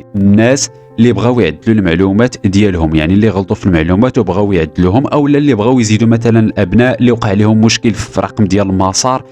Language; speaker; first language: Arabic; native; Arabic